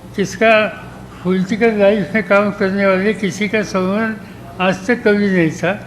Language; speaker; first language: Hindi; non-native, local second language; Marathi